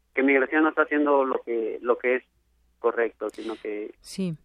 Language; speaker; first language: Spanish; native; Spanish